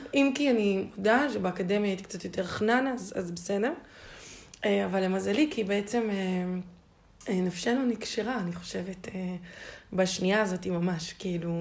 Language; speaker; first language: Hebrew; native; Hebrew